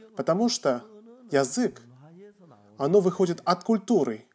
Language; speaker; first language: Russian; non-native, fluent; Korean